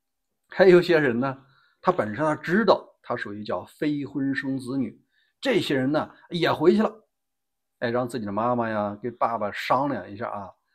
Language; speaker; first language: Chinese; native; Chinese